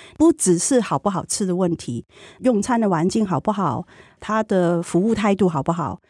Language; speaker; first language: Chinese; non-native, fluent; Cantonese